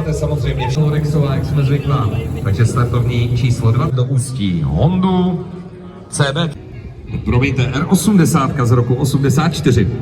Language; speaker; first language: Czech; native; Czech